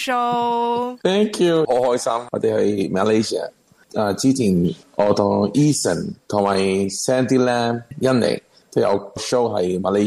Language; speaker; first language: Cantonese; non-native, learner; Spanish